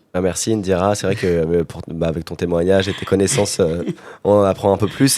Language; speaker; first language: French; native; French